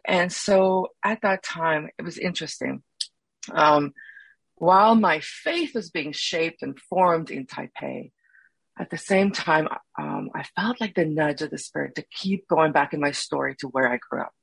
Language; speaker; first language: English; non-native, local second language; Afrikaans